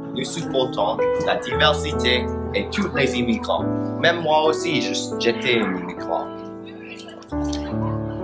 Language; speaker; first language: French; non-native, learner; English